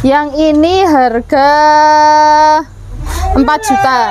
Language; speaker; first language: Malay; non-native, local second language; Javanese